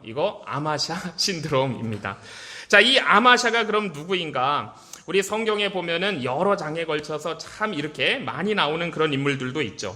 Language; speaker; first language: Korean; native; Korean